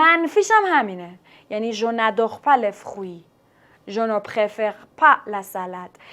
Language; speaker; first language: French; non-native, fluent; Persian